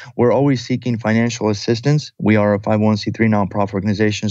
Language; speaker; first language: English; early bilingual, other home language; Russian